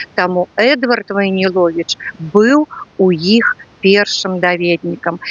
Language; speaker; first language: Belarusian; native; Belarusian